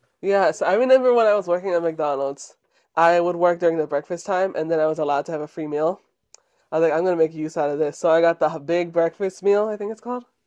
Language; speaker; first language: English; early bilingual, other home language; Spanish